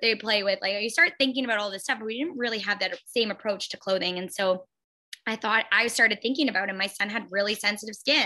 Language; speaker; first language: English; native; English